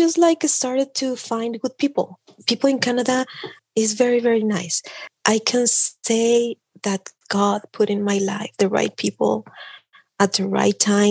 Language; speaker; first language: English; non-native, fluent; Spanish